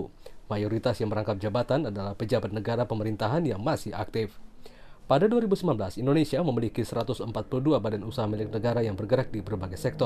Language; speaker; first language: Indonesian; native; Indonesian